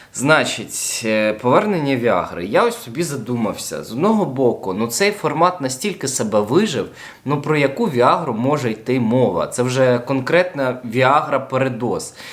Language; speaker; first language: Ukrainian; native; Ukrainian